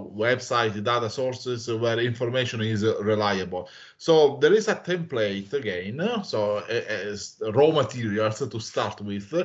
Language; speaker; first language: English; non-native, fluent; Italian